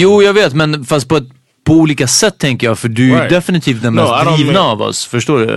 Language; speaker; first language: Swedish; non-native, fluent; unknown